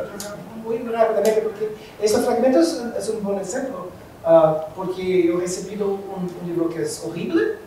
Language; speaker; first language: Spanish; non-native, fluent; Portuguese